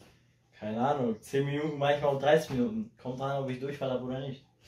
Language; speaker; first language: German; early bilingual, heritage; Polish